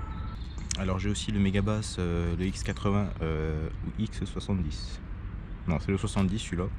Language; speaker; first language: French; native; French